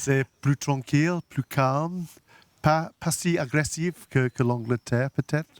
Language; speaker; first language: French; non-native, learner; English